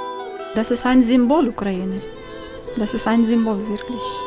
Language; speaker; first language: German; non-native, learner; Ukrainian